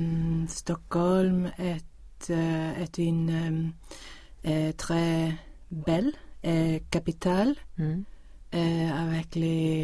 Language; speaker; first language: French; non-native, learner; Swedish